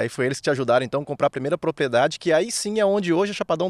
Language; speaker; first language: Portuguese; native; Portuguese